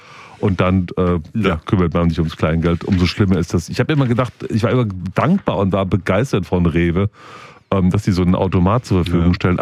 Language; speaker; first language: German; native; German